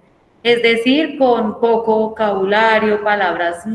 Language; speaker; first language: Spanish; native; Spanish